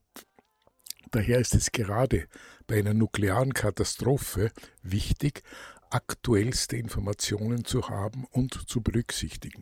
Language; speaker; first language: German; native; German